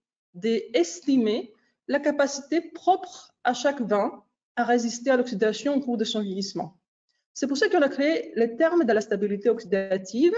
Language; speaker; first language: French; non-native, fluent; Greek